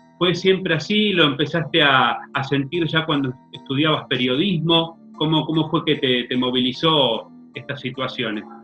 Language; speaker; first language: Spanish; native; Spanish